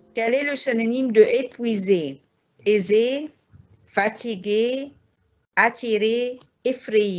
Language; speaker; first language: French; non-native, fluent; Arabic